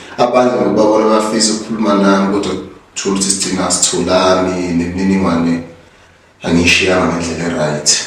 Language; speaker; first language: Zulu; native; Zulu